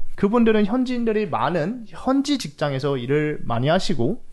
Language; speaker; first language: Korean; native; Korean